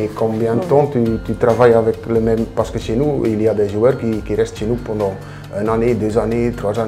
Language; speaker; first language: French; non-native, local second language; Dutch